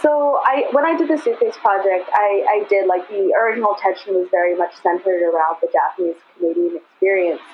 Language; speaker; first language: English; native; English